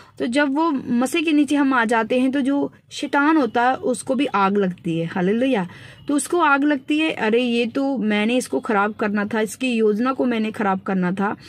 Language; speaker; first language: Hindi; non-native, local second language; Punjabi